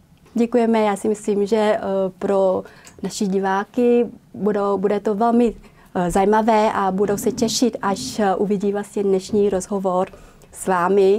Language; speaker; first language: Czech; non-native, fluent; Vietnamese